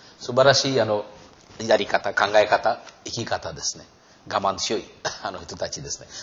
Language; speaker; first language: Japanese; non-native, fluent; Hindi